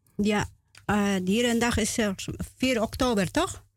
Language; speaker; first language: Dutch; non-native, learner; Spanish